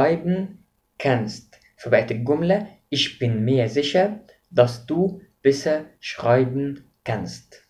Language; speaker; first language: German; non-native, fluent; Arabic